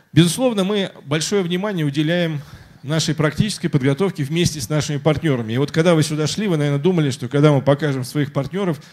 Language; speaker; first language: Russian; native; Russian